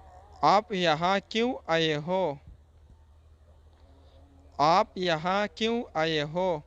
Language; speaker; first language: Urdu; non-native, fluent; Pashto